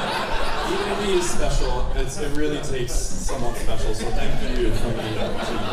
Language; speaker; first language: English; native; English